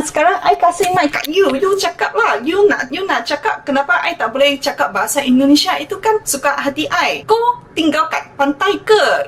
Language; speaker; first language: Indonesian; non-native, fluent; Malay